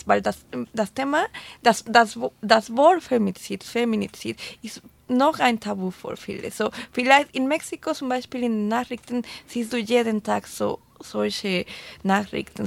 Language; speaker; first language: German; non-native, fluent; Spanish